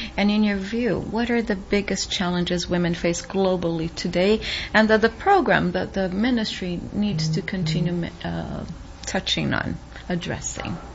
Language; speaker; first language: English; non-native, fluent; Portuguese